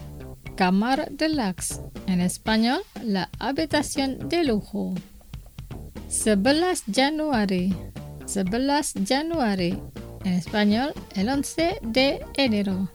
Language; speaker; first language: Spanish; non-native, fluent; Indonesian